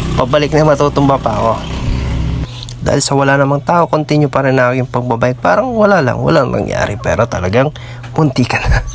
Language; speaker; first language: Filipino; non-native, local second language; Bikol